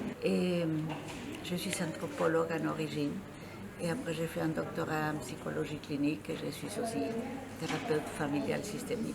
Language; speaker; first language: French; non-native, fluent; Spanish